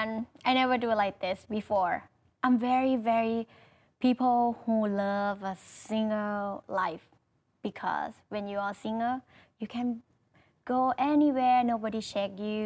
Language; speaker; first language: English; non-native, learner; Thai